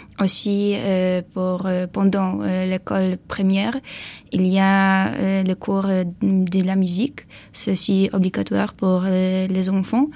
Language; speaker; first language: French; non-native, learner; Polish